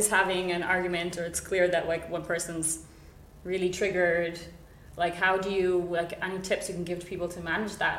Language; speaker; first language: English; native; English